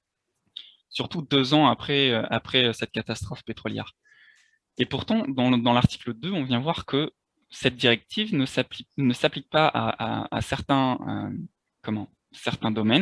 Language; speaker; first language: French; native; French